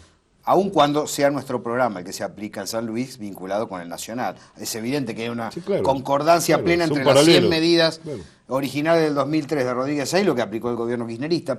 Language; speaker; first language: Spanish; native; Spanish